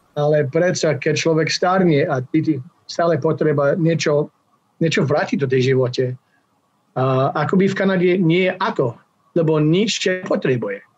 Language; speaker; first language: Slovak; non-native, fluent; English